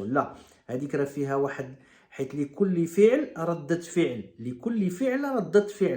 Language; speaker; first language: Arabic; native; Arabic